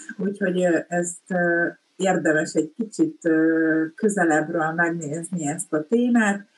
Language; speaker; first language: Hungarian; native; Hungarian